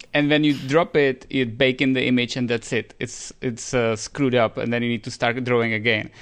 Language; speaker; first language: English; non-native, fluent; Czech